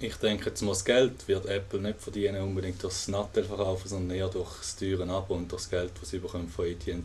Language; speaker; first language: German; native; German